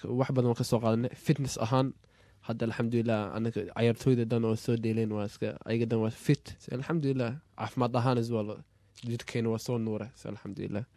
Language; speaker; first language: Somali; early bilingual, heritage; Somali